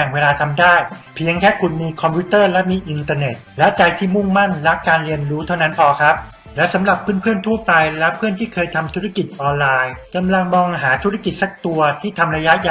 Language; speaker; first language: Thai; native; Thai